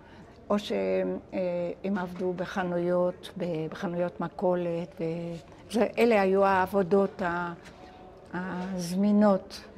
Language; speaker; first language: Hebrew; non-native, local second language; Ladino